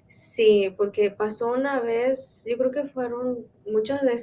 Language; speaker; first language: Spanish; non-native, local second language; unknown